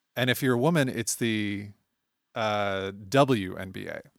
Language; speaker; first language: English; native; English